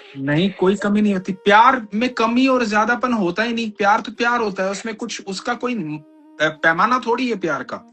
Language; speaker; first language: Hindi; native; Hindi